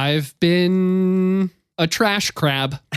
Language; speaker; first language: English; native; English